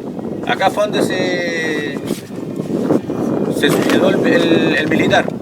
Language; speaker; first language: Spanish; native; Spanish